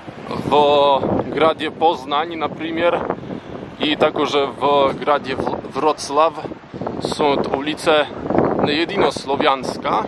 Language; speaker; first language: Polish; non-native, learner; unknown